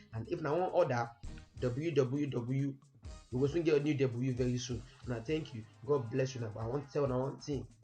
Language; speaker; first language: Nigerian Pidgin; native; Nigerian Pidgin